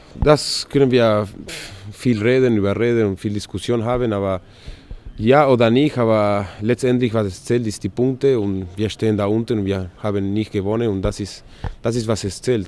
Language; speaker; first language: German; non-native, learner; Spanish